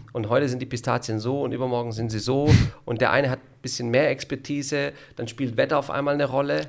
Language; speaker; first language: German; non-native, fluent; Italian